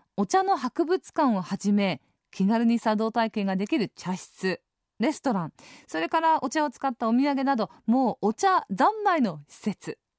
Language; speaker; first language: Japanese; native; Japanese